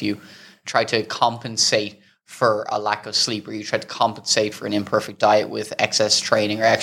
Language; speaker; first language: English; native; English